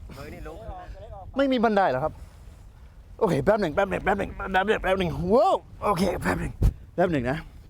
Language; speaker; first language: Thai; non-native, fluent; English